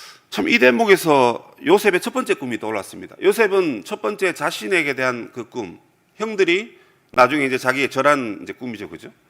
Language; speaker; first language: Korean; native; Korean